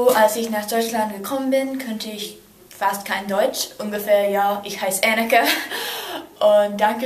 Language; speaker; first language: German; non-native, learner; English